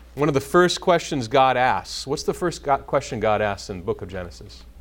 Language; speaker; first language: English; native; English